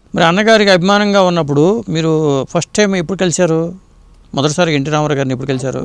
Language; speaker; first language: Telugu; native; Telugu